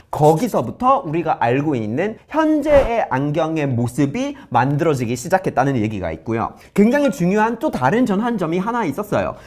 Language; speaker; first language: Korean; non-native, fluent; English